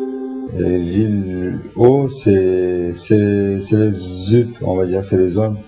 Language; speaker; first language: French; non-native, fluent; Turkish